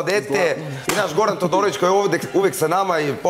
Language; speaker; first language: Serbian; native; Serbian